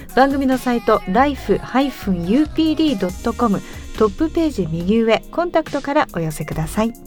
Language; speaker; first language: Japanese; early bilingual, heritage; Japanese